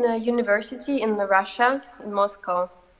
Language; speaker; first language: English; non-native, fluent; Russian